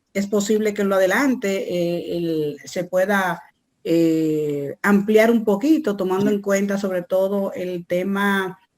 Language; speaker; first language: Spanish; native; Spanish